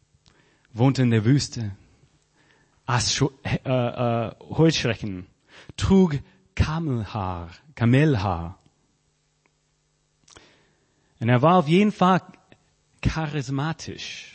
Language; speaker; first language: German; non-native, fluent; English